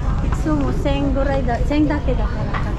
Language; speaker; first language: Japanese; non-native, learner; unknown